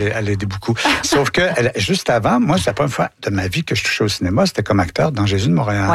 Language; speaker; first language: French; native; French